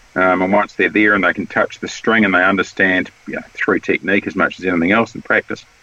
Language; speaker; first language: English; native; English